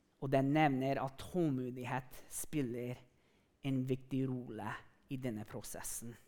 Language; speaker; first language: Norwegian; non-native, fluent; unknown